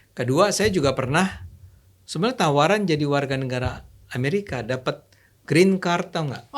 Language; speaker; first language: Indonesian; native; Indonesian